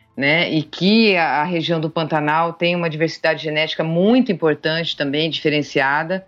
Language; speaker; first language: Portuguese; native; Portuguese